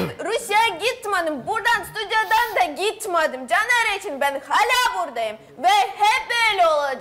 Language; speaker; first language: Turkish; non-native, learner; Russian